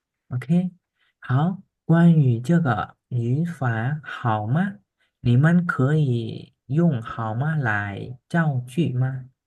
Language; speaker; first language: Chinese; non-native, fluent; Khmer